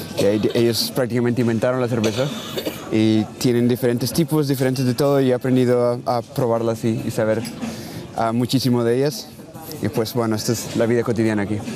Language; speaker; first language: Spanish; native; Spanish